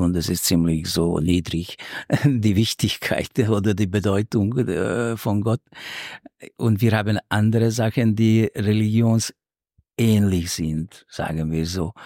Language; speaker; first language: German; non-native, fluent; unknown